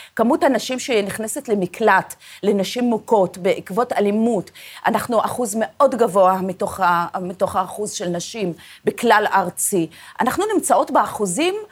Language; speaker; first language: Hebrew; non-native, local second language; Arabic